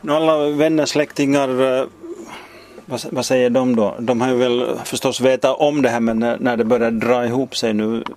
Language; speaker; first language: Swedish; native; Swedish